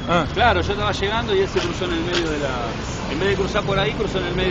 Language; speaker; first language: Spanish; native; Spanish